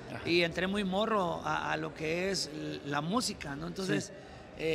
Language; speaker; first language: Spanish; native; Spanish